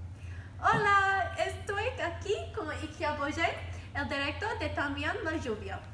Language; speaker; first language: Spanish; non-native, learner; English